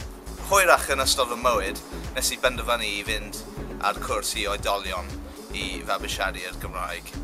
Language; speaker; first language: Welsh; non-native, local second language; English